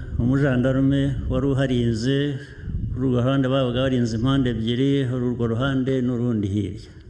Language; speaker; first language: Kinyarwanda; early bilingual, heritage; Kinyarwanda